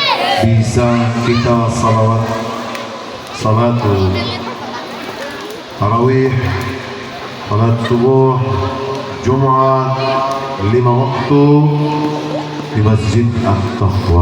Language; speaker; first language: Indonesian; non-native, learner; Arabic